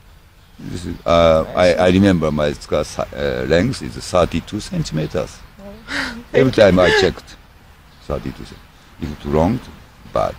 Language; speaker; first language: English; non-native, learner; Japanese